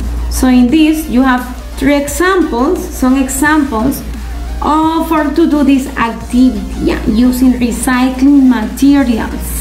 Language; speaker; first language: English; non-native, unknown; Spanish